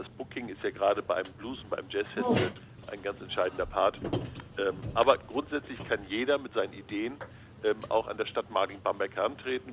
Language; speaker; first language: German; native; German